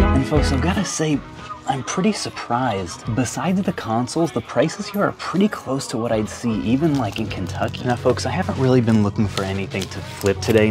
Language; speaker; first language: English; native; English